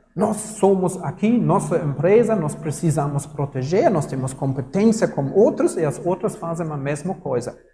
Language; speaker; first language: Portuguese; non-native, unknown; German